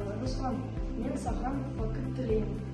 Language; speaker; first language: Kazakh; non-native, learner; Russian